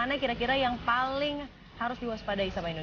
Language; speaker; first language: Indonesian; native; Indonesian